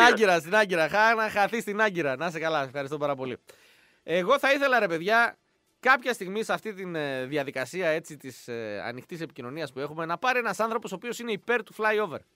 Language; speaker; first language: Greek; native; Greek